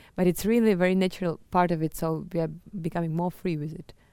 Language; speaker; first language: English; non-native, fluent; Russian